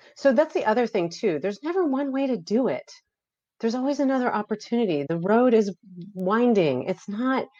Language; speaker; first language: English; native; English